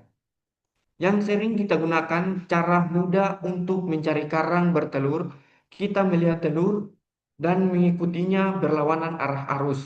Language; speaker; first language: Indonesian; native; Indonesian